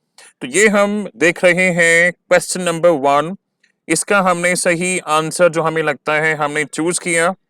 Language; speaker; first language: Hindi; native; Hindi